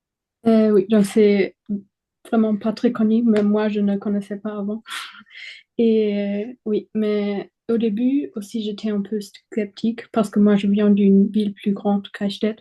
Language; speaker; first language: French; non-native, fluent; German